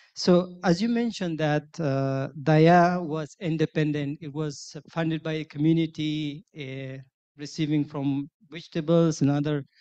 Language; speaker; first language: English; non-native, fluent; Persian